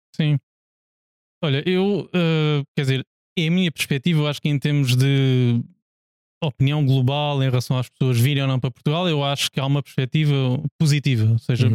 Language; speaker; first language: Portuguese; native; Portuguese